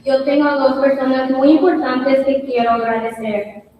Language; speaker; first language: Spanish; early bilingual, other home language; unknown